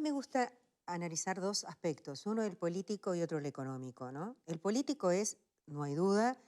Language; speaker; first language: Spanish; native; Spanish